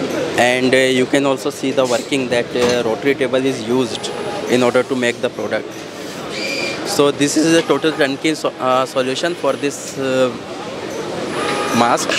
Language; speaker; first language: English; non-native, local second language; Hindi